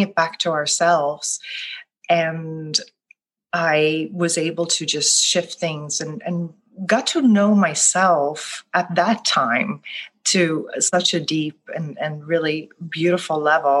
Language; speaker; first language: English; non-native, fluent; Swedish